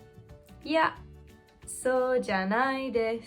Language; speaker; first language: Japanese; non-native, fluent; English